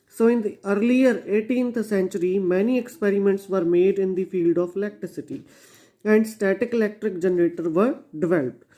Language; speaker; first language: English; non-native, local second language; Punjabi